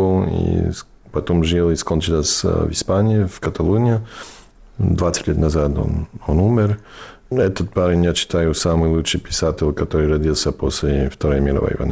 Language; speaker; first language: Russian; non-native, fluent; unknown